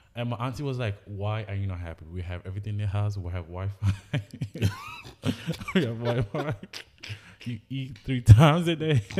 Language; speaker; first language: English; non-native, local second language; Igbo